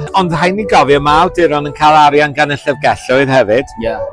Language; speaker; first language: Welsh; native; Welsh